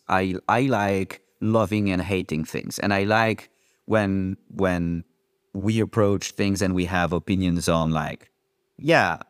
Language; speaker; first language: English; non-native, fluent; French